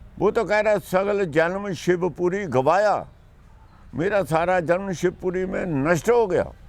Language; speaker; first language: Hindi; non-native, local second language; Punjabi